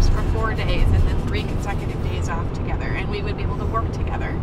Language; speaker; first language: English; native; English